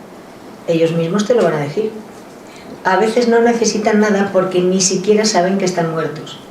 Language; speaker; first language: Spanish; native; Spanish